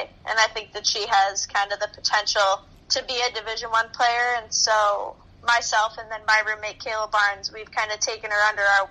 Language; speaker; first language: English; native; English